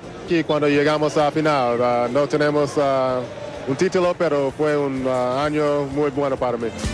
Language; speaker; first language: Spanish; non-native, fluent; English